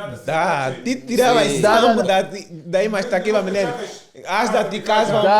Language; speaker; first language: Bulgarian; non-native, learner; Portuguese